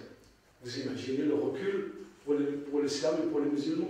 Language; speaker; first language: French; non-native, local second language; Arabic